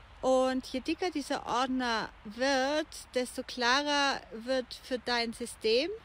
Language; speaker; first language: German; native; German